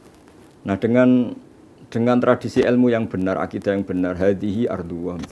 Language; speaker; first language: Indonesian; native; Indonesian